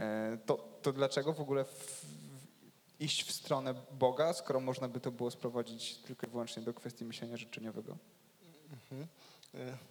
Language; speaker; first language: Polish; native; Polish